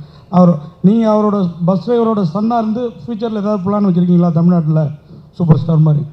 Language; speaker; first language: Tamil; native; Tamil